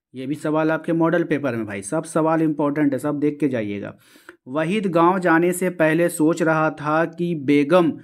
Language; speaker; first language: Hindi; native; Hindi